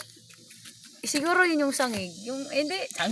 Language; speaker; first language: Filipino; non-native, local second language; Cebuano